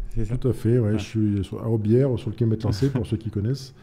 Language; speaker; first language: French; native; French